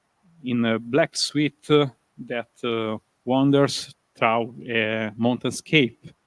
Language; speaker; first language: English; non-native, learner; Italian